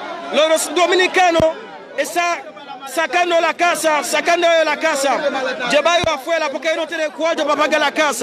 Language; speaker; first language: Spanish; non-native, learner; Haitian Creole